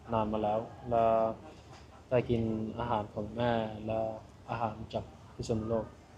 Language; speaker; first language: Thai; early bilingual, heritage; Thai